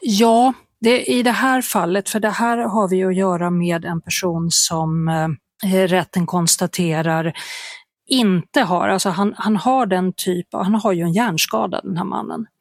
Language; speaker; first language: Swedish; native; Swedish